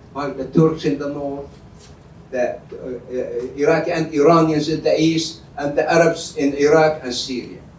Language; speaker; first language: English; non-native, fluent; Arabic